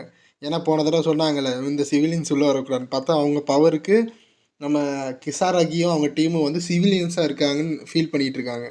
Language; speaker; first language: Tamil; native; Tamil